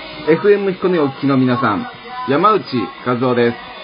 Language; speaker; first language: Japanese; native; Japanese